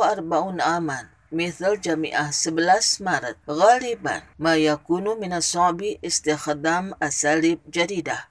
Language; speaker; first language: Arabic; non-native, fluent; Indonesian